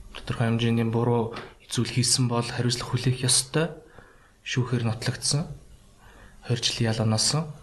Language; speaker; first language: Mongolian; early bilingual, other home language; Russian